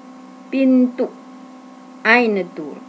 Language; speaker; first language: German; non-native, fluent; Indonesian